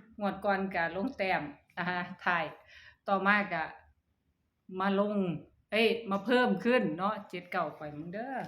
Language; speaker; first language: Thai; non-native, local second language; Northeastern Thai